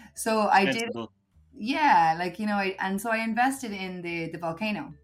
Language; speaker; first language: English; native; English